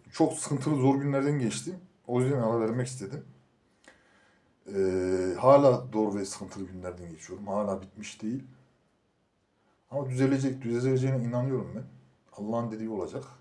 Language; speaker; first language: Turkish; native; Turkish